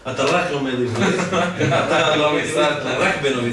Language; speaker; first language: Hebrew; non-native, fluent; Serbian